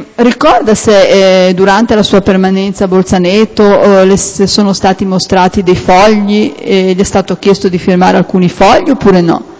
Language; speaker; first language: Italian; native; Italian